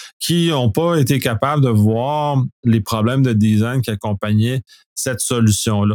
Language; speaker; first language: French; native; French